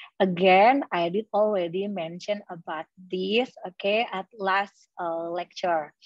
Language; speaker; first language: English; non-native, fluent; Indonesian